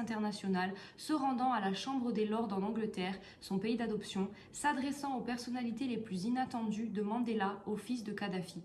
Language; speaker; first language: French; native; French